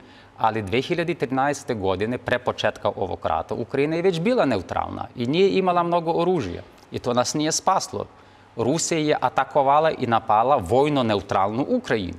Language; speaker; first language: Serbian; non-native, fluent; Ukrainian